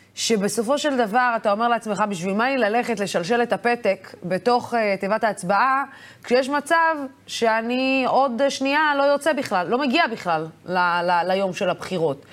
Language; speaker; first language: Hebrew; non-native, local second language; Arabic